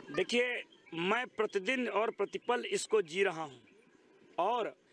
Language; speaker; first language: Hindi; native; Hindi